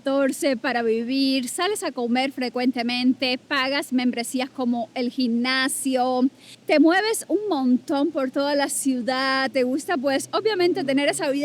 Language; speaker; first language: Spanish; native; Spanish